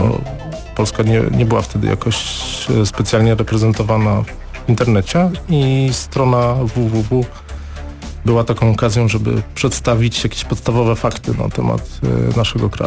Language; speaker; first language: Polish; native; Polish